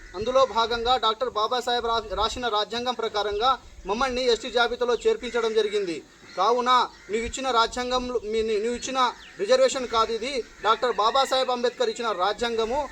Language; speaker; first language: Telugu; non-native, local second language; Lambadi